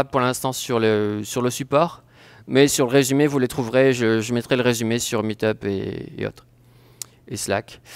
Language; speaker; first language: French; native; French